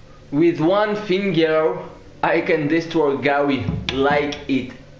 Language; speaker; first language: English; non-native, learner; French